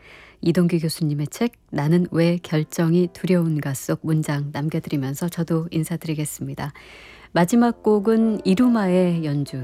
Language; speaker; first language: Korean; native; Korean